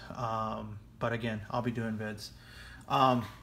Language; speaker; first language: English; native; English